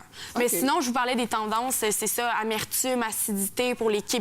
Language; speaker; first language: French; native; French